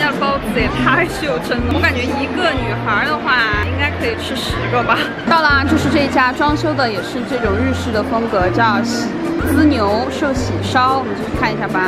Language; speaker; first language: Chinese; native; Chinese